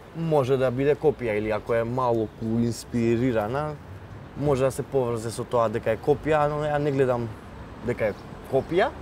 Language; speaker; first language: Macedonian; non-native, local second language; Albanian